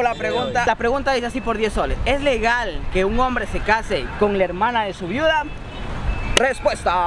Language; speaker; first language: Spanish; native; Spanish